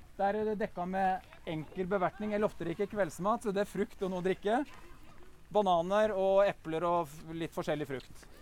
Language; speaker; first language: Norwegian; native; Norwegian